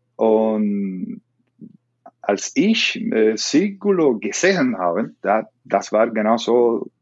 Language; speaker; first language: German; non-native, fluent; Spanish